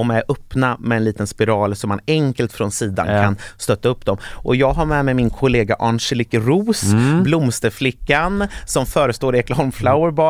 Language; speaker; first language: Swedish; native; Swedish